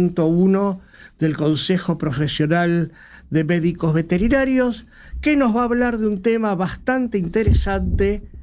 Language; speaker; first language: Spanish; native; Spanish